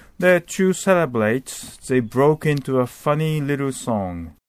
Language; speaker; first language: English; non-native, fluent; Japanese